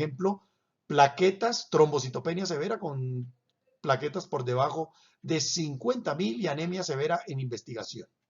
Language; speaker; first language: Spanish; native; Spanish